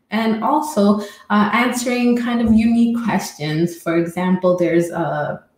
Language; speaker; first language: English; non-native, fluent; Amharic